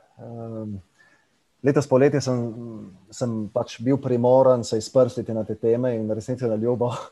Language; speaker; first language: Slovenian; native; Slovenian